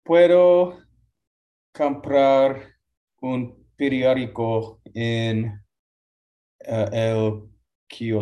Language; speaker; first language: Spanish; non-native, learner; English